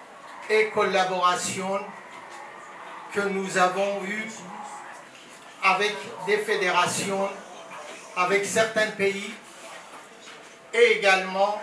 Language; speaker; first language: French; non-native, fluent; Persian